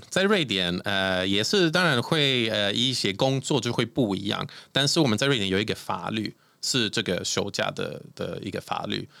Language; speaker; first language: Chinese; non-native, fluent; Swedish